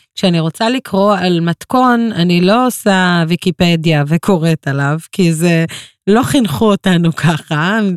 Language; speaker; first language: Hebrew; non-native, local second language; Arabic